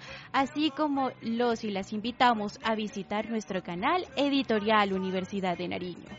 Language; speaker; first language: Spanish; native; Spanish